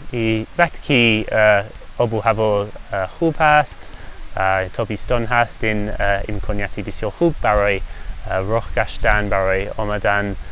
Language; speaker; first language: Persian; non-native, learner; English